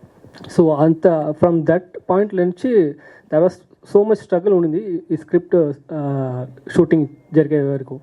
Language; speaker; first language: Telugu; non-native, learner; Tamil